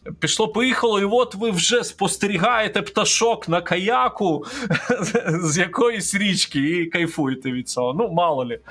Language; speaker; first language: Ukrainian; non-native, local second language; Russian